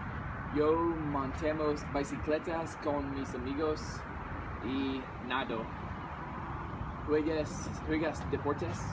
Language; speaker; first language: Spanish; non-native, learner; English